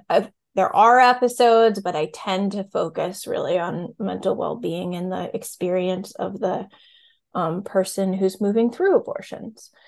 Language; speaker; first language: English; native; English